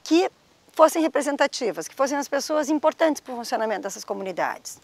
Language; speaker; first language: Portuguese; native; Portuguese